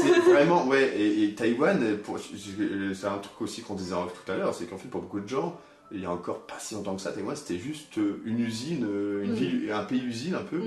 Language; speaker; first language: French; native; French